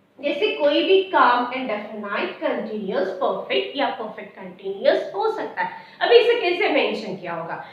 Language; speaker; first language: Hindi; non-native, local second language; Marathi